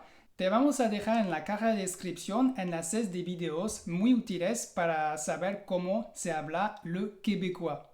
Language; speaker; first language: Spanish; non-native, fluent; French